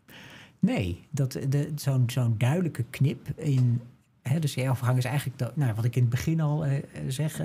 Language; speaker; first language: Dutch; native; Dutch